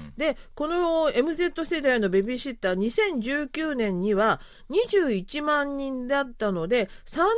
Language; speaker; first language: Japanese; native; Japanese